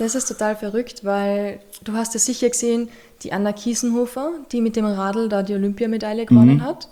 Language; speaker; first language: German; native; German